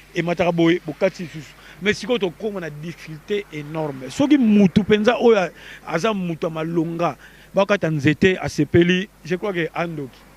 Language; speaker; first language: Lingala; native; Lingala